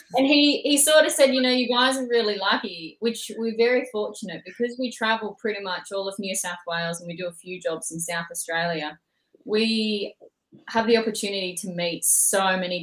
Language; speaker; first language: English; native; English